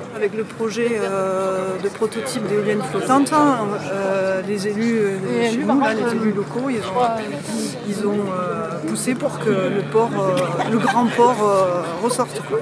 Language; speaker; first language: French; native; French